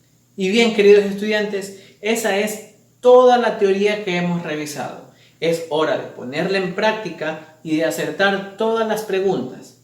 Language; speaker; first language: Spanish; native; Spanish